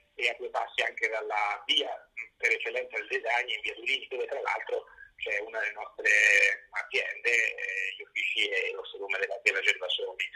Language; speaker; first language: Italian; native; Italian